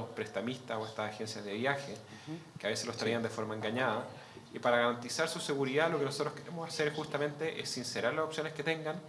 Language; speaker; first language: Spanish; native; Spanish